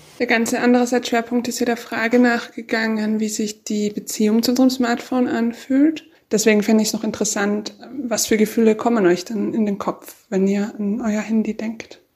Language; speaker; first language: German; native; German